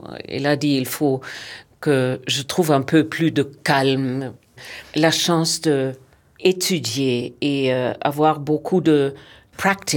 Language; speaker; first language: French; non-native, fluent; German